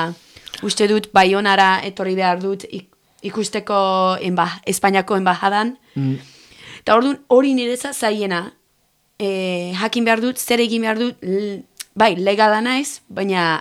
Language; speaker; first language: Basque; non-native, learner; Spanish